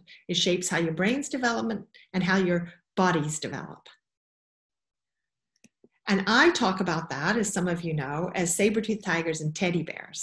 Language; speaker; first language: English; native; English